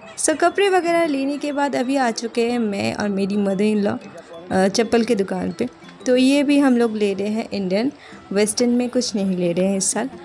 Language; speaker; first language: Hindi; native; Hindi